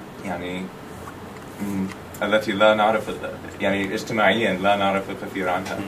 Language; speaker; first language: Arabic; non-native, fluent; English